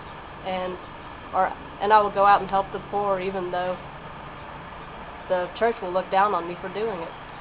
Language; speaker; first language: English; native; English